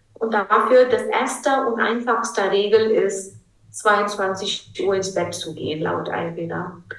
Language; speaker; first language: German; non-native, fluent; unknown